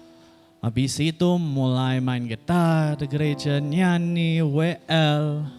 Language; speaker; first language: Indonesian; non-native, fluent; English